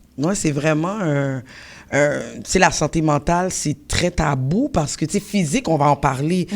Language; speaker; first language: French; native; French